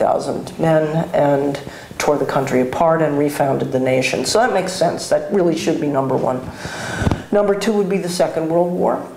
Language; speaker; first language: English; native; English